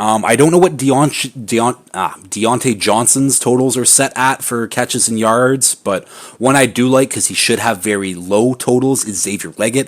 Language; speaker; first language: English; native; English